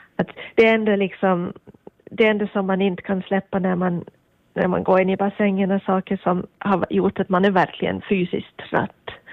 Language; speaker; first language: Swedish; native; Swedish